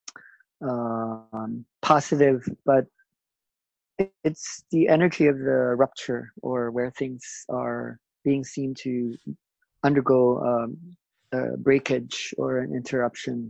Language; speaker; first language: English; non-native, local second language; Filipino